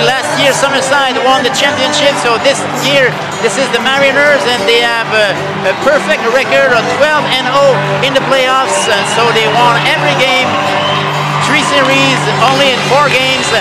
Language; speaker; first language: English; non-native, fluent; French